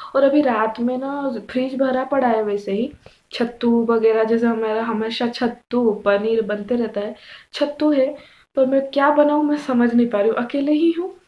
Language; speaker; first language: Hindi; non-native, local second language; Odia